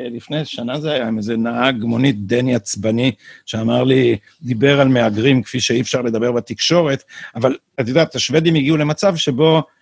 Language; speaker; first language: Hebrew; native; Hebrew